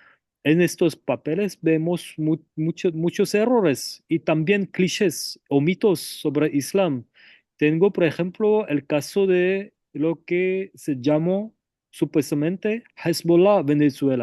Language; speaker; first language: Spanish; non-native, fluent; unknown